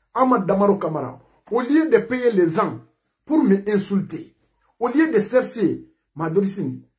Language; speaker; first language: French; non-native, local second language; Mandingo